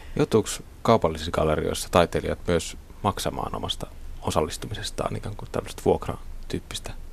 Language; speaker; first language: Finnish; native; Finnish